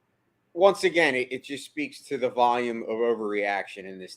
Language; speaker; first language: English; native; English